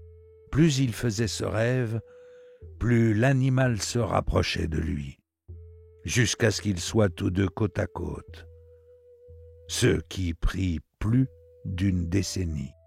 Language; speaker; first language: French; native; French